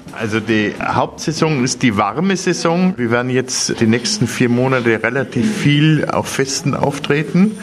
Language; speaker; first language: German; native; German